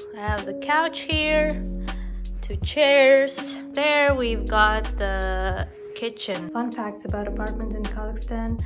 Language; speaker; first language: English; non-native, fluent; Kazakh